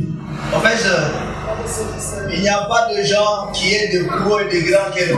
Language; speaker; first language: French; non-native, local second language; Lingala